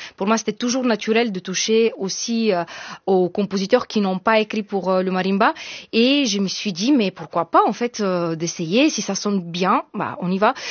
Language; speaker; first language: French; non-native, fluent; Bulgarian